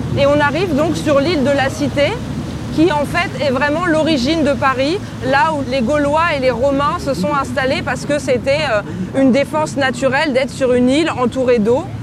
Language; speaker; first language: French; native; French